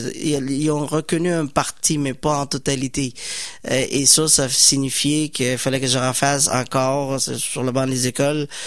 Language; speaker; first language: French; non-native, fluent; Somali